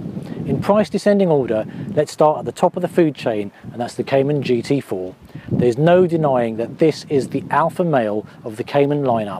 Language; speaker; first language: English; native; English